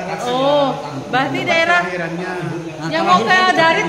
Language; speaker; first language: Indonesian; non-native, local second language; Madurese